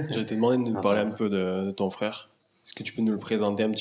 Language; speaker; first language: French; native; French